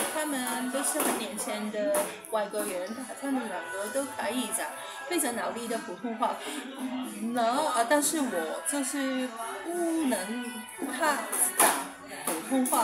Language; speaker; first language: Chinese; non-native, local second language; Cantonese